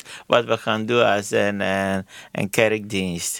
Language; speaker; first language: Dutch; non-native, learner; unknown